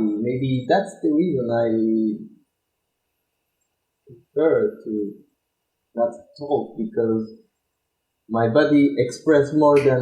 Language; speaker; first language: English; non-native, learner; Turkish